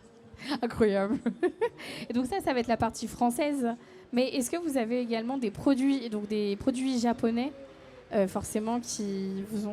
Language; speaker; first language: French; native; French